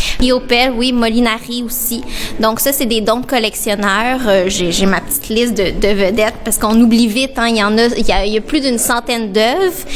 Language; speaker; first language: French; native; French